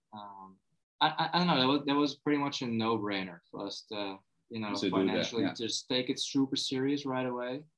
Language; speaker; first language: English; non-native, fluent; Dutch